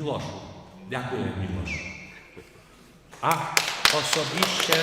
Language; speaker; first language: Ukrainian; non-native, fluent; Lithuanian